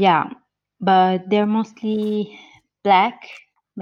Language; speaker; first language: English; non-native, fluent; Italian